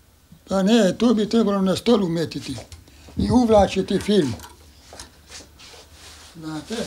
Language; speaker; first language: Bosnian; non-native, local second language; Hungarian